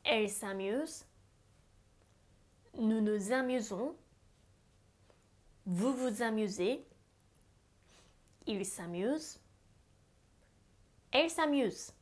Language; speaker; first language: French; non-native, fluent; Japanese